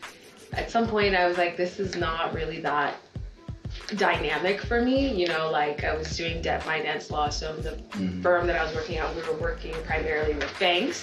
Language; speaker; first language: English; native; English